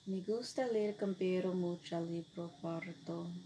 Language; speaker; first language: Spanish; non-native, learner; English